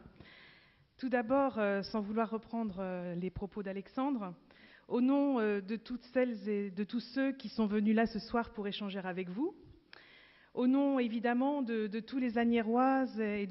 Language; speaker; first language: French; native; French